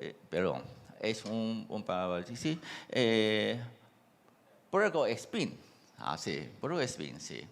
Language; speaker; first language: Spanish; non-native, fluent; Chinese